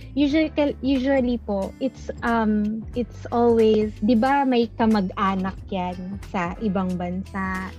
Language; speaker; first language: Filipino; native; Filipino